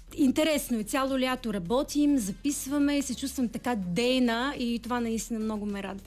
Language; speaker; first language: Bulgarian; early bilingual, heritage; Bulgarian